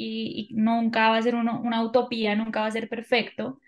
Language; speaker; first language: Spanish; native; Spanish